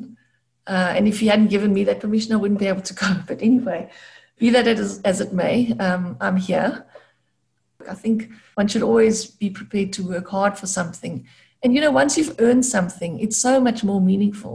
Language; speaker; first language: English; native; English